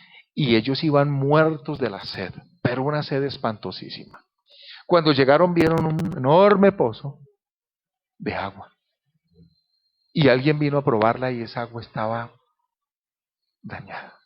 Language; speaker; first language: Spanish; native; Spanish